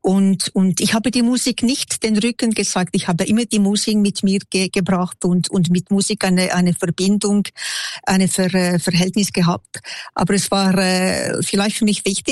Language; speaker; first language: German; non-native, local second language; French